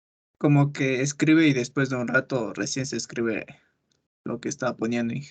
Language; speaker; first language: Spanish; native; Spanish